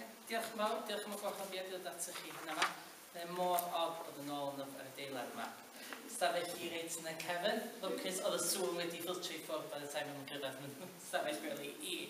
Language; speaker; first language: Welsh; native; Welsh